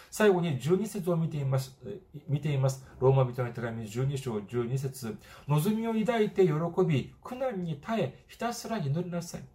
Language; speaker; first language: Japanese; non-native, fluent; Korean